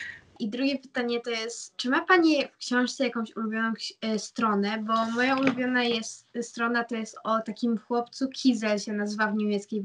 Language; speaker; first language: Polish; early bilingual, heritage; German